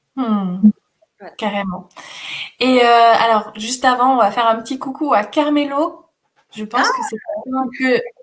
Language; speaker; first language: French; native; French